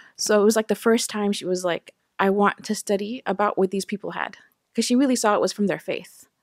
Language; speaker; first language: English; native; English